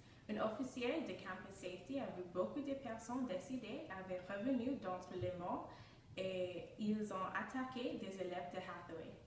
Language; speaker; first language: French; non-native, learner; English